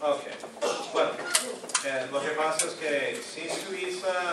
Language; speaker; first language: Spanish; non-native, fluent; English